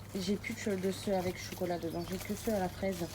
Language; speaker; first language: French; native; French